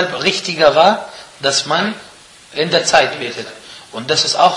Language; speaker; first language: German; non-native, fluent; Arabic